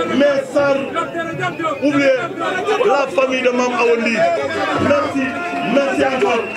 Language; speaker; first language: French; non-native, local second language; Wolof